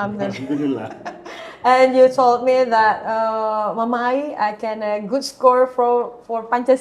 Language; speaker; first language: English; non-native, learner; Indonesian